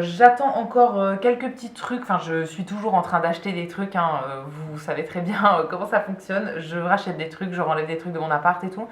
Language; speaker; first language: French; native; French